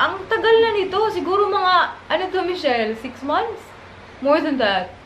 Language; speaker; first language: Filipino; native; Filipino